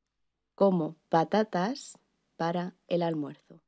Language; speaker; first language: Spanish; non-native, learner; English